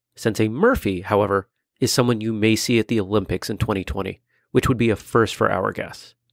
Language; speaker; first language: English; native; English